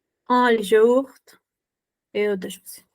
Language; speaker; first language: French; non-native, fluent; Spanish